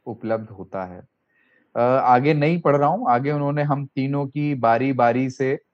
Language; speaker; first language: Hindi; native; Hindi